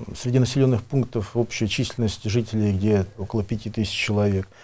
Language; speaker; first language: Russian; native; Russian